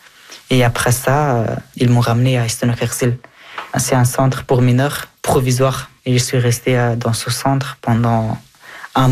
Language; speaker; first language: French; non-native, fluent; Persian